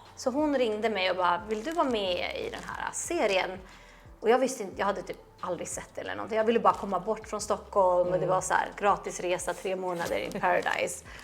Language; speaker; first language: Swedish; native; Swedish